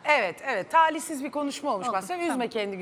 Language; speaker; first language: Turkish; native; Turkish